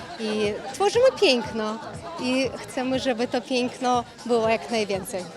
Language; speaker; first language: Polish; non-native, fluent; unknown